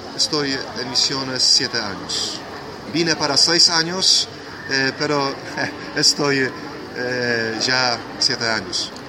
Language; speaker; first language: Spanish; non-native, fluent; Polish